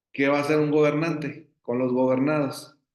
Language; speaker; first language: Spanish; native; Spanish